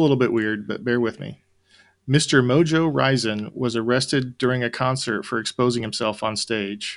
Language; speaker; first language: English; native; English